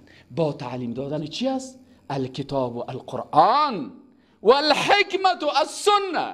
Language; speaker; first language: Persian; native; Persian